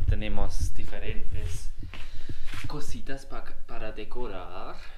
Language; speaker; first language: Spanish; non-native, learner; German